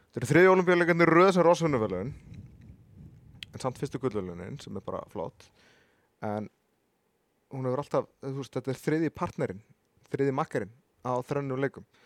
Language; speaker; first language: Icelandic; native; Icelandic